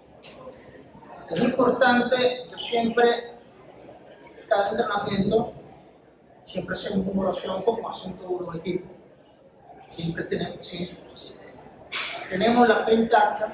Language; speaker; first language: Spanish; native; Spanish